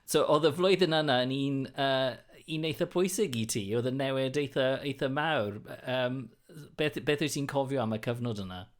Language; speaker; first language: Welsh; non-native, local second language; English